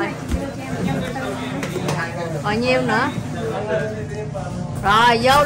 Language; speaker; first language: Vietnamese; native; Vietnamese